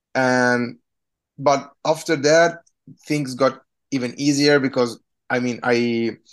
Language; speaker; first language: English; non-native, fluent; Italian